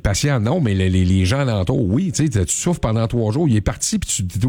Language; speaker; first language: French; native; French